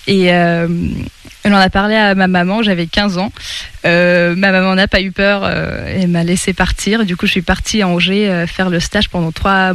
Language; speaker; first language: French; non-native, fluent; Russian